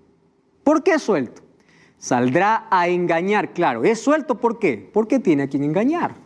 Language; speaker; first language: Spanish; native; Spanish